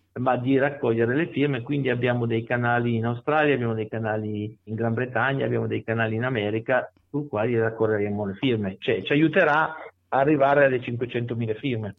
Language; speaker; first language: Italian; native; Italian